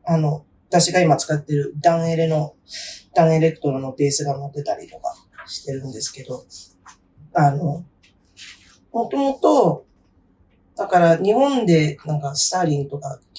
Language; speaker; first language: Japanese; native; Japanese